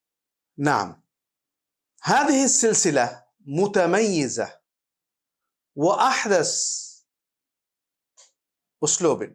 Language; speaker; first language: Arabic; non-native, fluent; Bangla